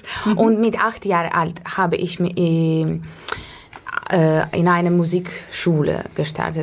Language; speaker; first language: German; non-native, fluent; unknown